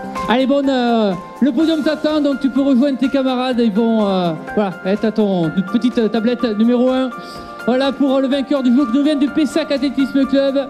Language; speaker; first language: French; native; French